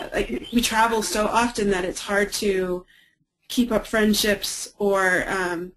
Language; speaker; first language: English; native; English